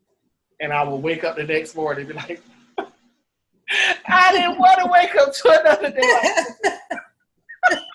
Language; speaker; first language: English; native; English